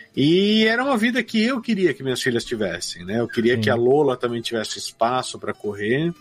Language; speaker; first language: Portuguese; native; Portuguese